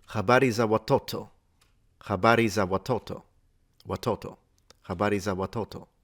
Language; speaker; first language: Swahili; non-native, learner; Italian